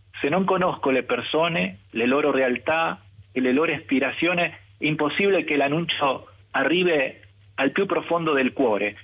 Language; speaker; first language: Italian; non-native, fluent; Spanish